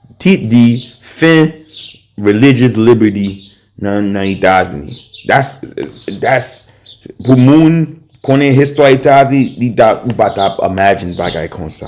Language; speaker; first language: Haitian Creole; early bilingual, heritage; Haitian Creole